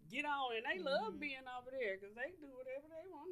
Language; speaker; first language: English; native; English